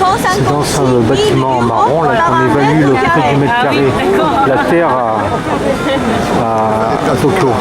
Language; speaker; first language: French; native; French